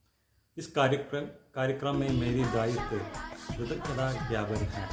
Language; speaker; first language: Hindi; non-native, local second language; Malayalam